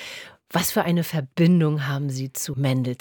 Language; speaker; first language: German; native; German